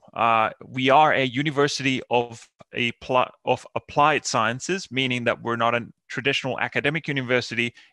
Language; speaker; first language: English; non-native, fluent; Finnish